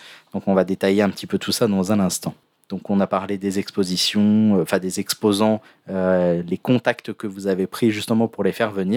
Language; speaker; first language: French; native; French